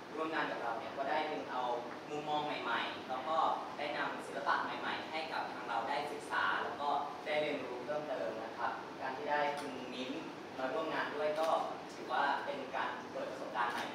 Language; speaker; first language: Thai; native; Thai